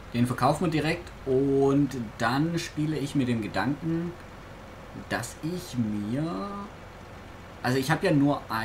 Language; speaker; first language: German; native; German